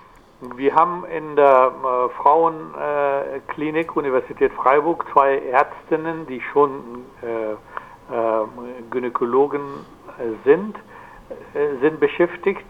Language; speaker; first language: German; non-native, fluent; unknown